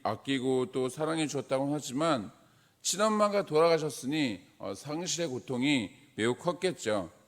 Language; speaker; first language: Korean; native; Korean